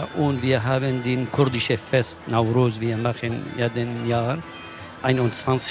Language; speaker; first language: German; non-native, local second language; Kurdish